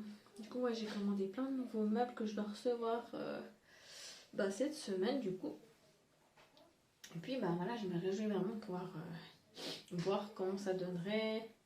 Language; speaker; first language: French; native; French